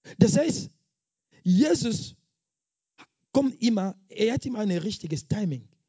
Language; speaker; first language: German; non-native, fluent; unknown